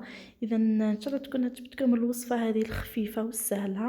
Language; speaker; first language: Arabic; native; Arabic